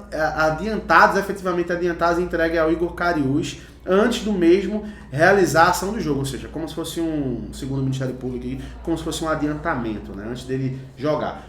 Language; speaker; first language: Portuguese; native; Portuguese